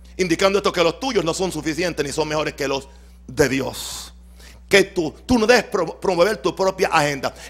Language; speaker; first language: Spanish; native; Spanish